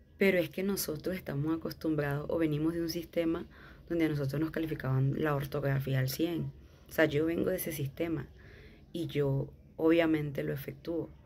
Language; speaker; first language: Spanish; native; Spanish